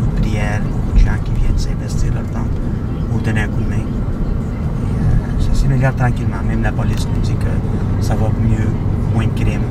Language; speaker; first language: French; native; French